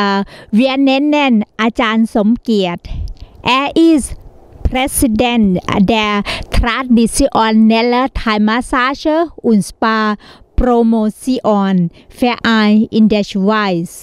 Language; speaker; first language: German; non-native, learner; Thai